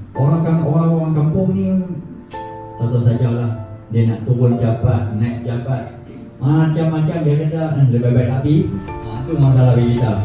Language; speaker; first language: Malay; non-native, local second language; Thai